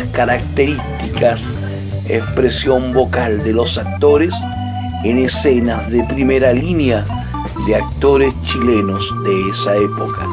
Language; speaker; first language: Spanish; native; Spanish